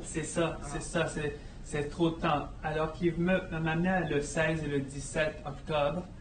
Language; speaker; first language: French; non-native, fluent; English